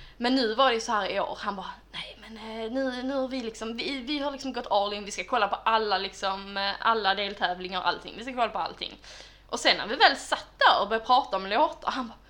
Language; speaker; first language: Swedish; native; Swedish